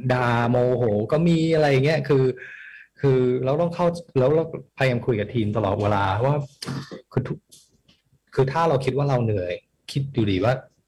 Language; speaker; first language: Thai; early bilingual, heritage; Thai